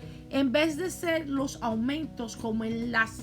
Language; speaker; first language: Spanish; native; Spanish